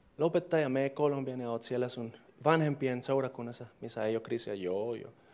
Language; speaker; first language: Finnish; non-native, fluent; English